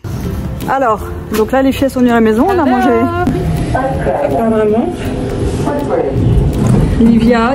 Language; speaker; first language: French; native; French